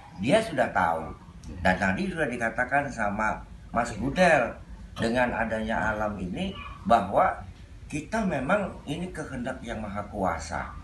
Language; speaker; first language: Indonesian; non-native, local second language; Javanese